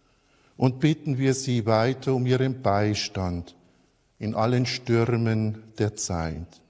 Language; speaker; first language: German; native; German